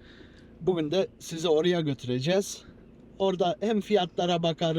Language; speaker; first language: Turkish; early bilingual, heritage; Turkish